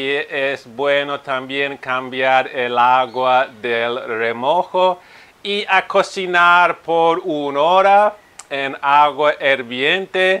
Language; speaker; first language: Spanish; non-native, fluent; Italian